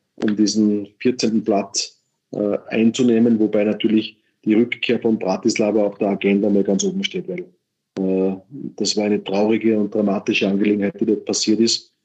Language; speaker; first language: German; native; German